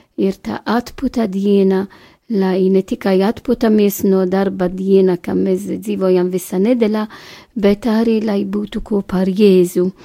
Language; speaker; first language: Latvian; non-native, fluent; Maltese